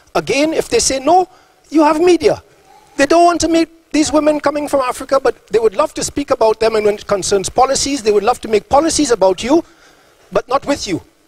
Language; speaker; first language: English; early bilingual, other home language; Norwegian